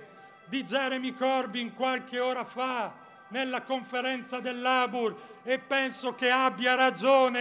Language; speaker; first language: Italian; native; Italian